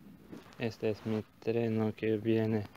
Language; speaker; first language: Spanish; non-native, learner; Bulgarian